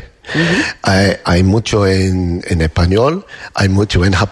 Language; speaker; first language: Spanish; non-native, learner; English